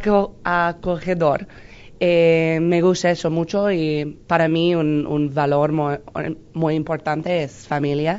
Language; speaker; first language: Spanish; non-native, learner; English